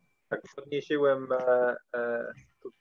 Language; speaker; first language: Polish; non-native, learner; English